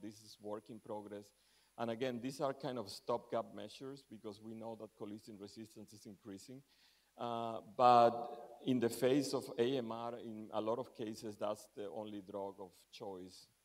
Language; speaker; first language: English; non-native, fluent; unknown